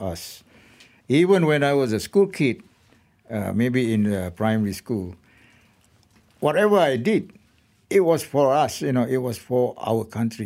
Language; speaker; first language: English; non-native, local second language; Malay